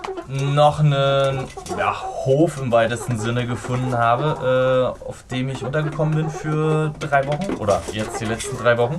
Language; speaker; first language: German; native; German